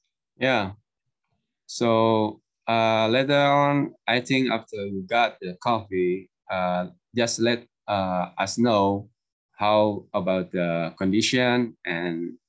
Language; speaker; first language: English; non-native, learner; Indonesian